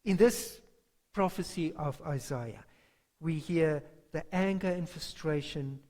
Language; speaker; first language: English; non-native, local second language; Afrikaans